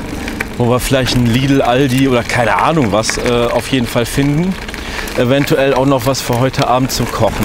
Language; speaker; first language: German; native; German